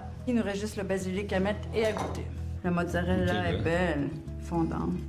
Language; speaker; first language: French; native; French